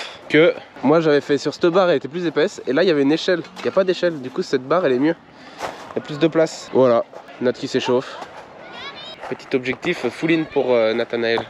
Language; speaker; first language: French; native; French